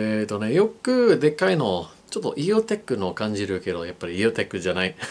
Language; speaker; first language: Japanese; non-native, learner; English